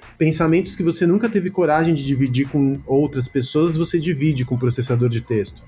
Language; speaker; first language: Portuguese; early bilingual, other home language; Spanish